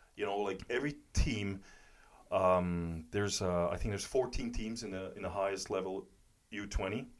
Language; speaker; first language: English; non-native, fluent; German